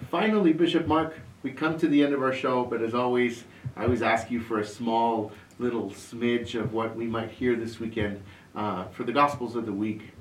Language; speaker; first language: English; early bilingual, other home language; Spanish